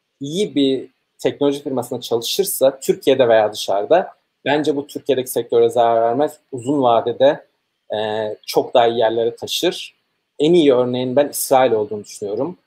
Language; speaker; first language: Turkish; native; Turkish